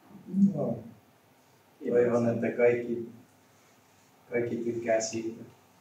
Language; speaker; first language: Finnish; non-native, learner; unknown